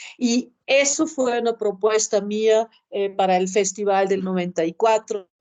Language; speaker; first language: Spanish; non-native, fluent; German